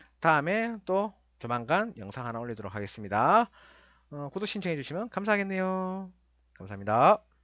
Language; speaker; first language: Korean; native; Korean